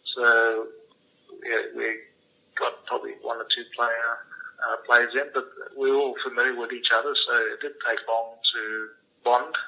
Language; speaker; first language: English; early bilingual, other home language; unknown